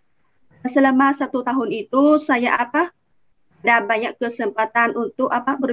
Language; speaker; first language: Indonesian; non-native, fluent; Vietnamese